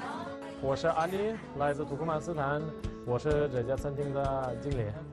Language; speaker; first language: Chinese; non-native, fluent; Turkmen